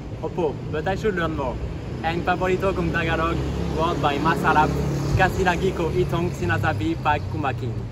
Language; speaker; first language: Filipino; non-native, learner; French